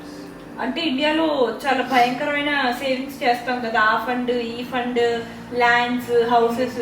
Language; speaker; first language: Telugu; native; Telugu